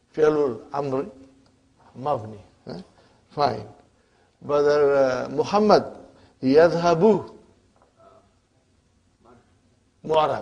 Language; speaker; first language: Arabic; non-native, fluent; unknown